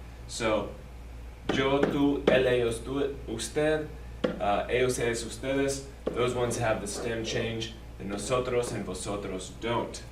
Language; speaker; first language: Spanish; non-native, fluent; English